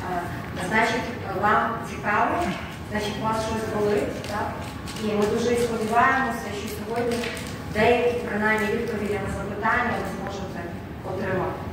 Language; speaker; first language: Ukrainian; native; Ukrainian